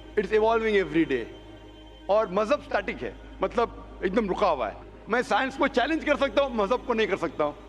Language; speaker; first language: Hindi; non-native, local second language; Konkani